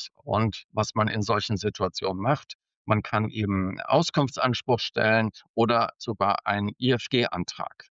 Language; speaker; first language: German; native; German